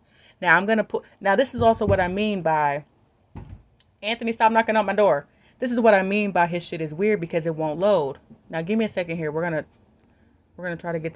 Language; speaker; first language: English; native; English